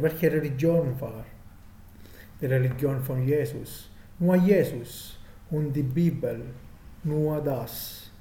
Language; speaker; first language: German; non-native, fluent; Italian